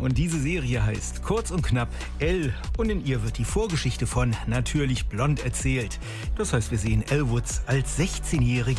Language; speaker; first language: German; native; German